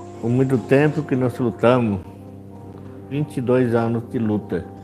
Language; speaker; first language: Portuguese; non-native, local second language; Yanomámi